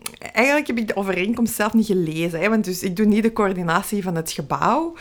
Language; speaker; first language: Dutch; native; Dutch